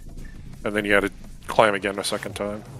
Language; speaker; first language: English; native; English